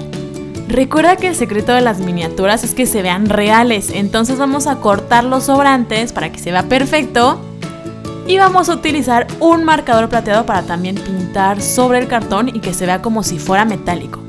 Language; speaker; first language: Spanish; native; Spanish